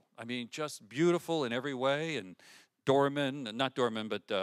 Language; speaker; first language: English; native; English